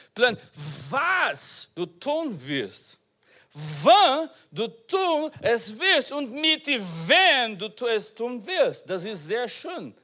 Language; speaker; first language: German; non-native, learner; Portuguese